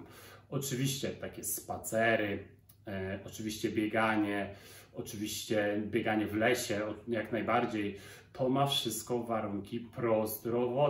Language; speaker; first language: Polish; native; Polish